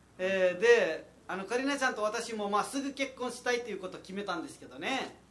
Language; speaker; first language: Japanese; non-native, fluent; Nepali